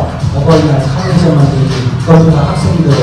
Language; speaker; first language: Korean; native; Korean